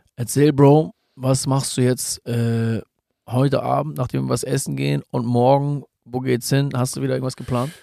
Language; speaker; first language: German; native; German